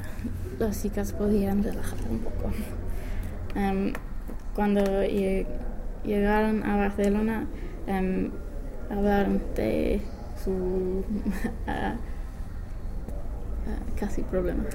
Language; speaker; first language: Spanish; non-native, learner; English